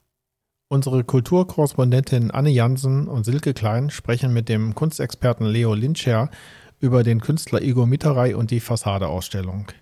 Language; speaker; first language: German; native; German